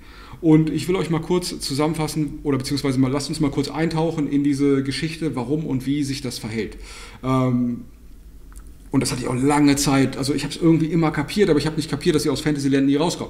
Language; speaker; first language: German; native; German